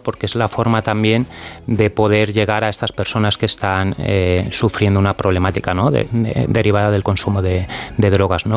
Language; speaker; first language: Spanish; native; Spanish